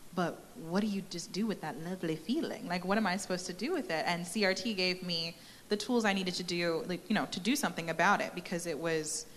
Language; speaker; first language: English; native; English